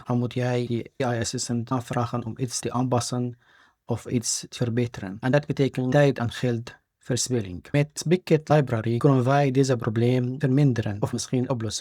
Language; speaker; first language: Dutch; non-native, fluent; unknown